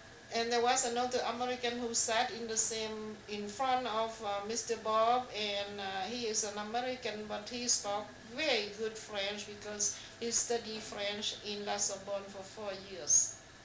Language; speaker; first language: English; non-native, fluent; Vietnamese